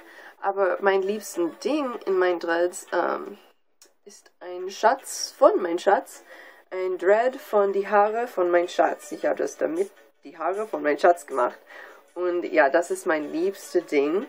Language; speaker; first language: German; non-native, learner; English